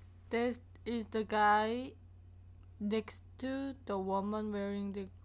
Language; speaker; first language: English; non-native, learner; Korean